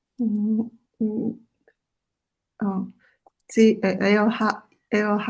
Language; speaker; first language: German; non-native, learner; Korean